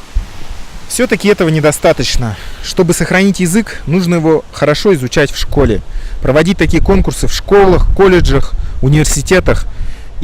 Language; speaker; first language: Russian; native; Russian